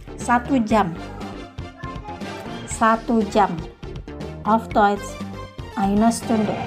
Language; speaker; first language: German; non-native, fluent; Indonesian